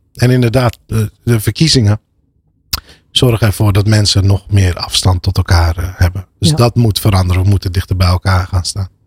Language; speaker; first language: Dutch; early bilingual, other home language; Arabic